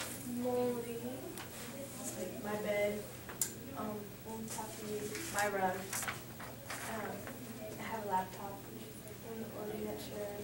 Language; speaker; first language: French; non-native, learner; English